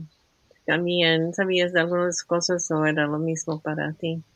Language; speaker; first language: Spanish; early bilingual, heritage; Spanish